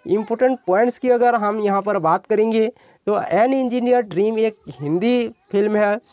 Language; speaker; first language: Hindi; non-native, local second language; Odia